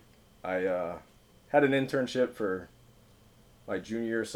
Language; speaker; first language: English; native; English